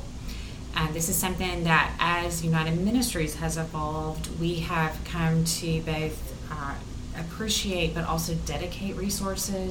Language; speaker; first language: English; native; English